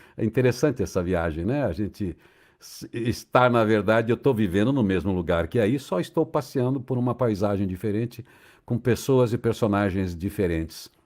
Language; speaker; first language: Portuguese; native; Portuguese